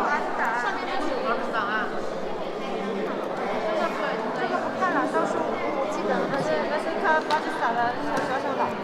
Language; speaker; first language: Chinese; native; Chinese